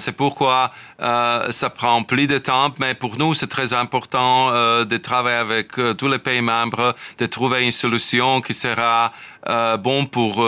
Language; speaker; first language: French; non-native, fluent; Slovak